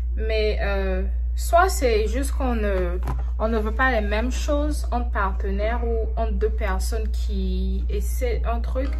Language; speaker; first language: French; native; French